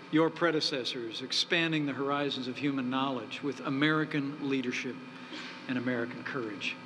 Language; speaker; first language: English; native; English